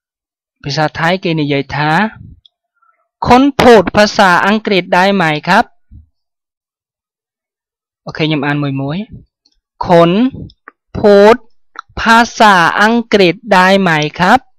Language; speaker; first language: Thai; non-native, fluent; Khmer